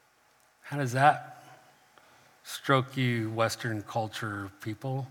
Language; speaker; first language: English; native; English